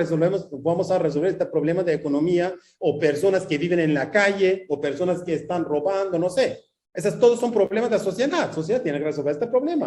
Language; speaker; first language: Spanish; non-native, fluent; Kurdish